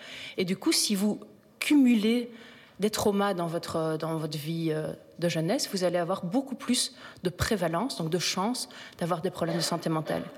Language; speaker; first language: French; native; French